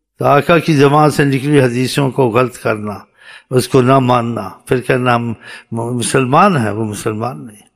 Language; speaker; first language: Urdu; native; Urdu